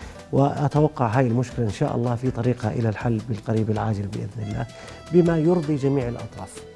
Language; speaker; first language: Arabic; native; Arabic